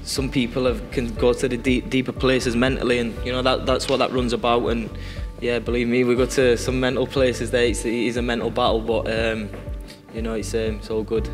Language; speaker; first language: English; native; English